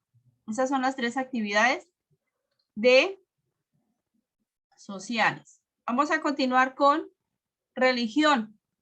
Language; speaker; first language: Spanish; native; Spanish